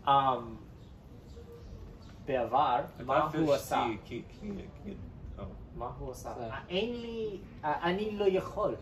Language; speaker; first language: Hebrew; non-native, learner; English